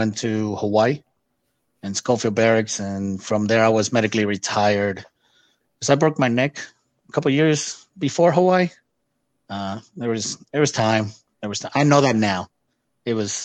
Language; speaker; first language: English; non-native, fluent; Spanish